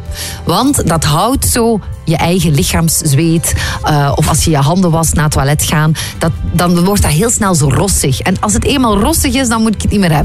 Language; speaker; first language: Dutch; native; Dutch